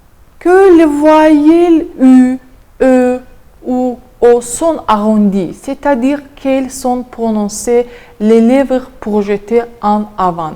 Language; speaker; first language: French; non-native, fluent; Azerbaijani